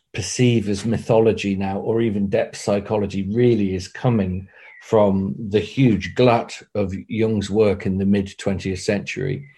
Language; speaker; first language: English; native; English